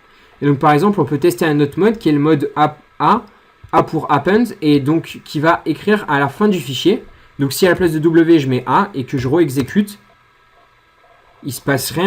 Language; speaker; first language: French; native; French